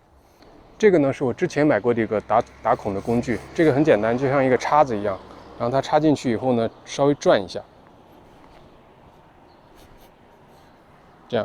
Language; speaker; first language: Chinese; native; Chinese